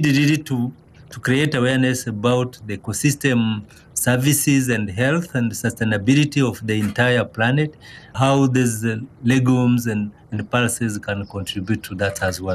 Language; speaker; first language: English; non-native, local second language; Kinyarwanda